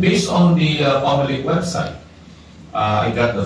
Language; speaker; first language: English; non-native, local second language; Filipino